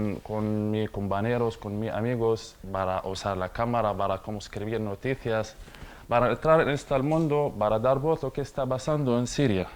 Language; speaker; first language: Spanish; non-native, learner; Arabic